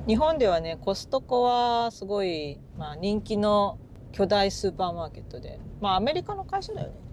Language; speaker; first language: Polish; non-native, learner; Japanese